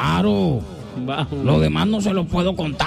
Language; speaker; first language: Spanish; native; Spanish